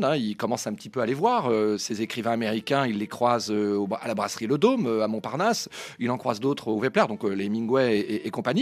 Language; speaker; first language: French; native; French